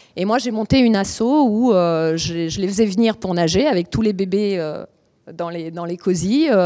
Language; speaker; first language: French; early bilingual, other home language; Romanian